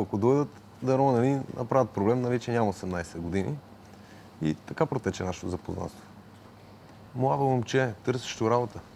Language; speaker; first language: Bulgarian; native; Bulgarian